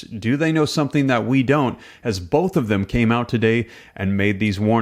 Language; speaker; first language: English; native; English